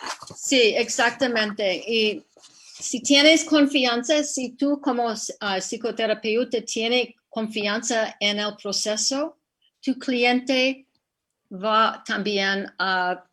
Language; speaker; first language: Spanish; non-native, fluent; English